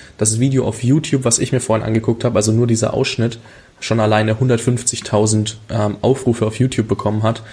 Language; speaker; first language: German; native; German